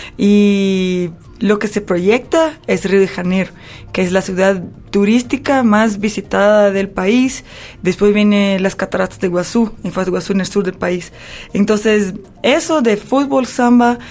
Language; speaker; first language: Spanish; non-native, fluent; Portuguese